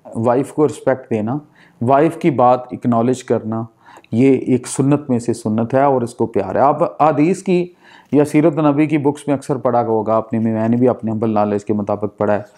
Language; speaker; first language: Urdu; non-native, local second language; Punjabi